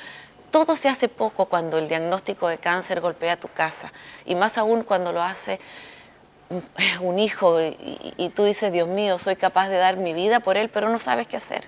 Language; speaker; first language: Spanish; native; Spanish